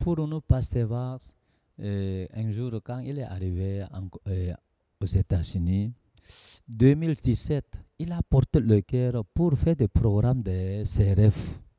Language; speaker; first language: French; non-native, learner; Korean